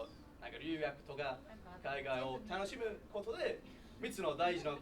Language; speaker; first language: Japanese; non-native, learner; English